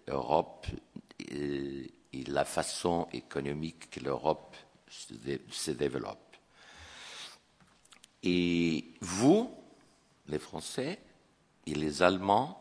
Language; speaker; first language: French; non-native, fluent; Portuguese